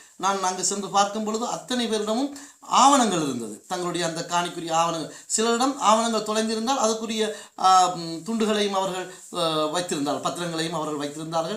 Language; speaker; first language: Tamil; native; Tamil